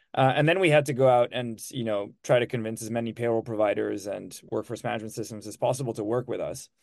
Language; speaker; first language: English; non-native, fluent; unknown